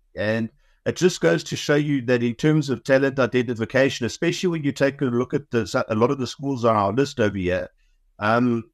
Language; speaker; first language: English; native; English